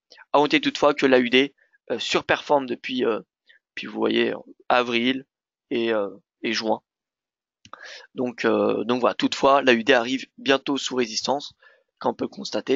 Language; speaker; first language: French; native; French